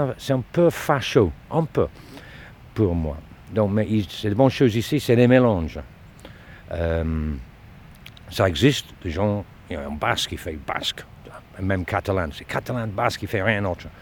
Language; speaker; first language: French; non-native, learner; English